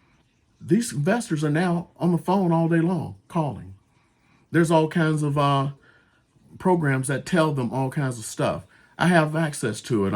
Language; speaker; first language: English; native; English